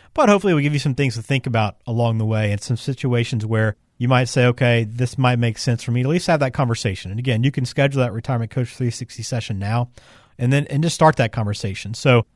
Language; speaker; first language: English; native; English